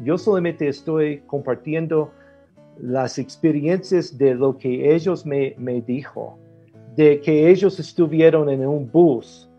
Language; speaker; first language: Spanish; non-native, fluent; English